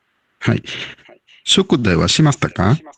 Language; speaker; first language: Japanese; non-native, learner; Bangla